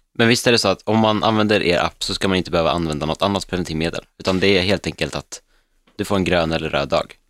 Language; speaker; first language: Swedish; native; Swedish